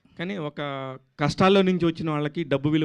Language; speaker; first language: Telugu; native; Telugu